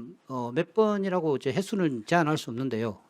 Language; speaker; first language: Korean; native; Korean